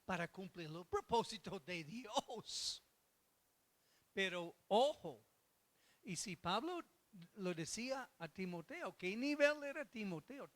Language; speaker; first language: Spanish; non-native, fluent; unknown